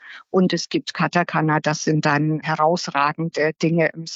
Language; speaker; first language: German; native; German